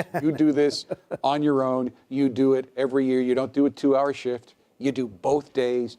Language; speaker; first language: English; native; English